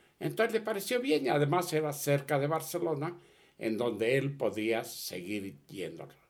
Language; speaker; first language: Spanish; early bilingual, other home language; Catalan